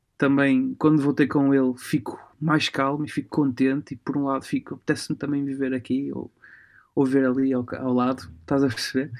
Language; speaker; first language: Portuguese; early bilingual, other home language; Romanian